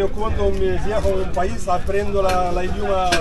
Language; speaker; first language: Spanish; non-native, learner; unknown